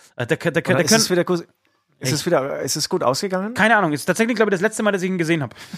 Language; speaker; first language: German; early bilingual, other home language; Polish